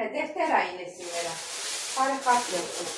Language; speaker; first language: Greek; non-native, local second language; Armenian